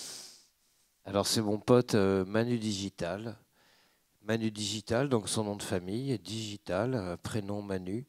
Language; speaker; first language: French; native; French